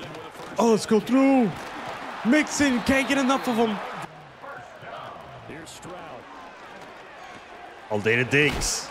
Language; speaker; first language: English; native; English